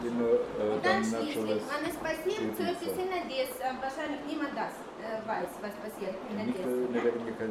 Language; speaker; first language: German; non-native, learner; Russian